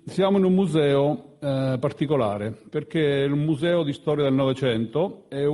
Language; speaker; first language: Italian; native; Italian